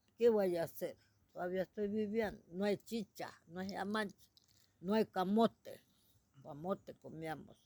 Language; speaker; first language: Spanish; non-native, local second language; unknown